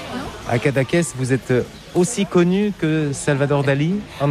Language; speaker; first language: French; native; French